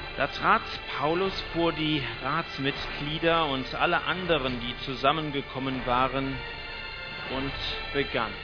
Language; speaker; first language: German; non-native, fluent; English